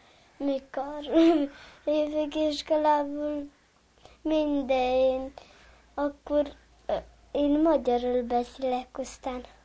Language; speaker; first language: Hungarian; early bilingual, heritage; Hungarian